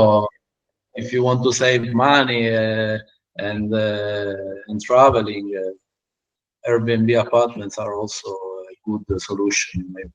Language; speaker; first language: English; non-native, learner; Italian